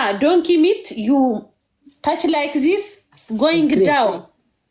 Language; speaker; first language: English; non-native, learner; Amharic